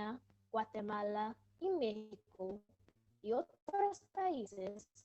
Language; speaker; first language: Spanish; non-native, learner; English